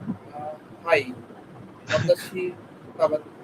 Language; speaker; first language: Japanese; non-native, learner; Bangla